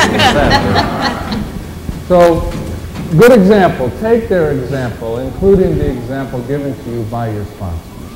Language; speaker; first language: English; native; English